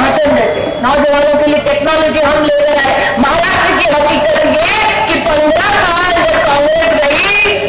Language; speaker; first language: Hindi; native; Hindi